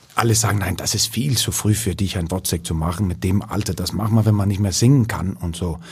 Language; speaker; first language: German; non-native, fluent; Danish